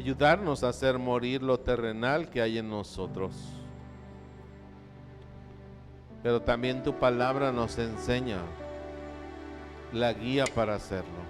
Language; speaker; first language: Spanish; native; Spanish